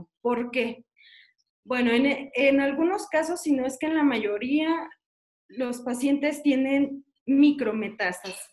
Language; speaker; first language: Spanish; native; Spanish